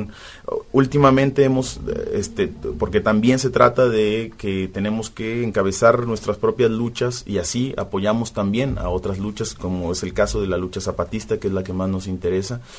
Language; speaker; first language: Spanish; native; Spanish